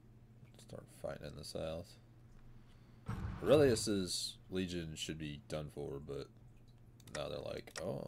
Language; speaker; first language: English; native; English